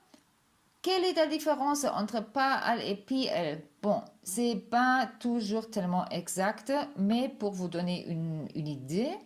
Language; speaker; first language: French; non-native, fluent; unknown